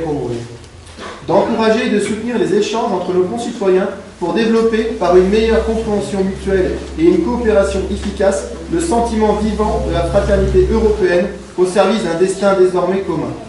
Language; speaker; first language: French; native; French